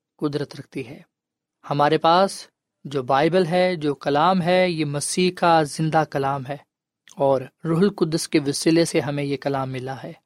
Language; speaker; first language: Urdu; non-native, local second language; Punjabi